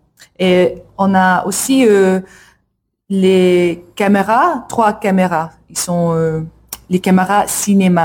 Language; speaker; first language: French; non-native, learner; English